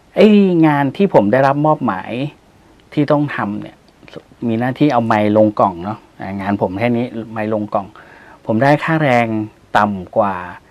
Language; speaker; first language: Thai; native; Thai